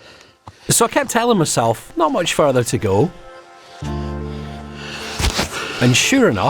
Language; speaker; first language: English; native; English